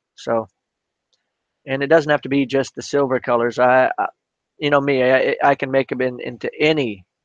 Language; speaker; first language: English; native; English